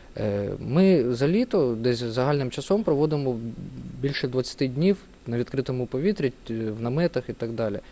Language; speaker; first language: Ukrainian; non-native, local second language; Russian